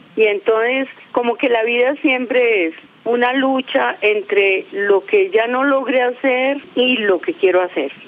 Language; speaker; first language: Spanish; native; Spanish